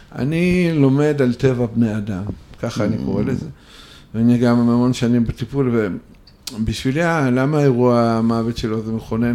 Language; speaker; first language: Hebrew; non-native, fluent; Russian